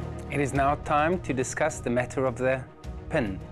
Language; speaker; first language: English; non-native, local second language; Afrikaans